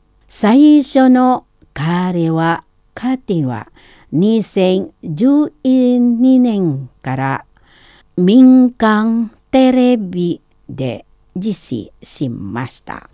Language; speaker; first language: Japanese; non-native, learner; Indonesian